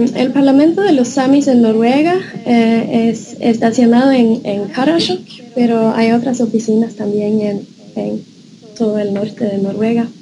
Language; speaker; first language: Spanish; non-native, fluent; Norwegian